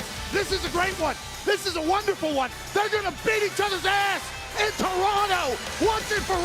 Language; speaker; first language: English; native; English